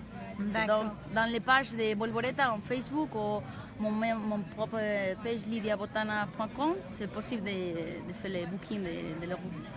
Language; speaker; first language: French; non-native, learner; Galician